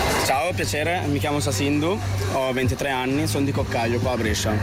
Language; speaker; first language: Italian; early bilingual, other home language; Sinhala